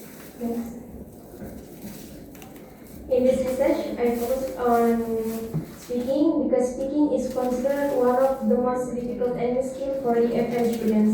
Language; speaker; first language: English; non-native, fluent; Indonesian